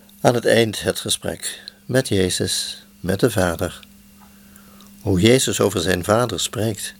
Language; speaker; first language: Dutch; native; Dutch